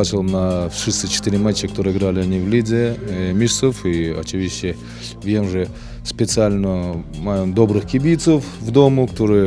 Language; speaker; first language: Polish; non-native, fluent; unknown